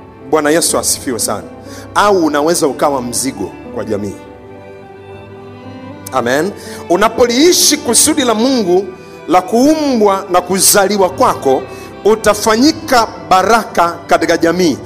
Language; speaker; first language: Swahili; non-native, local second language; Masai